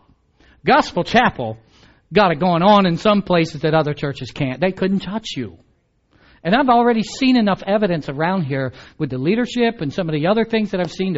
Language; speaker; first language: English; native; English